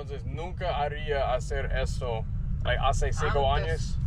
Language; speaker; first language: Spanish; non-native, learner; English